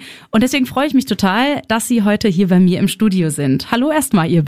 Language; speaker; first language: German; native; German